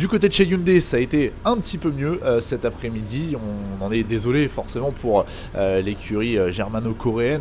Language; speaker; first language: French; native; French